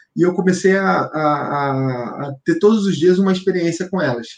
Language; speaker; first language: Portuguese; native; Portuguese